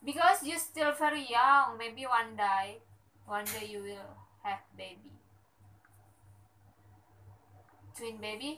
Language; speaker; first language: English; non-native, learner; Indonesian